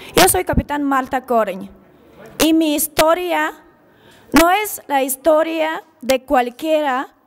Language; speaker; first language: Spanish; non-native, fluent; Ukrainian